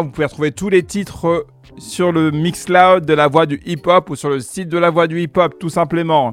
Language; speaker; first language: French; native; French